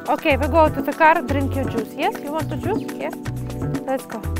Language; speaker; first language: English; non-native, learner; Russian